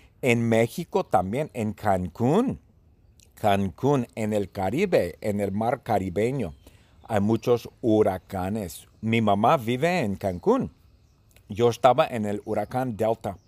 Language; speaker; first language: Spanish; early bilingual, heritage; Spanish